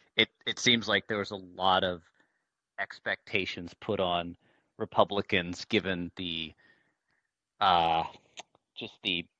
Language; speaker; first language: English; native; English